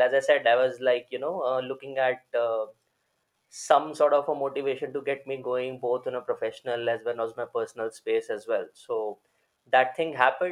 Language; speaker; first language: English; non-native, local second language; Hindi